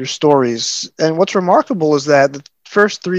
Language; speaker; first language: English; native; English